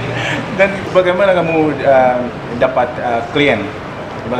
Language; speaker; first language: Indonesian; non-native, fluent; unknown